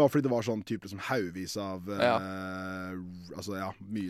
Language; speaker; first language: Norwegian; native; Norwegian